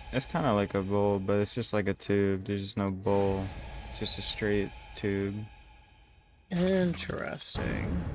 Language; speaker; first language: English; native; English